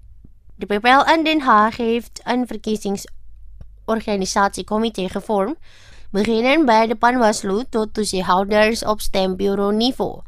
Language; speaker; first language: Dutch; non-native, learner; Indonesian